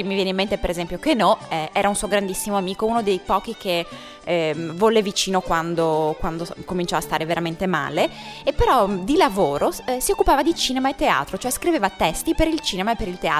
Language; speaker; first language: Italian; native; Italian